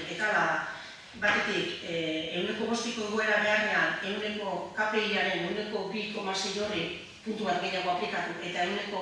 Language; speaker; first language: Basque; native; Basque